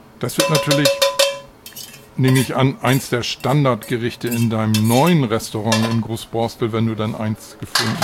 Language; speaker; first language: German; native; German